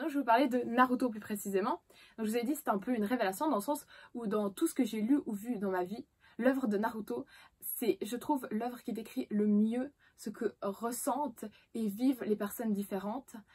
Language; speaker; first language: French; native; French